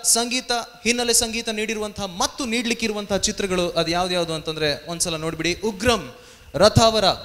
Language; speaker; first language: Kannada; native; Kannada